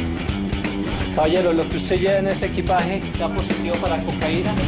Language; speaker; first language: Spanish; native; Spanish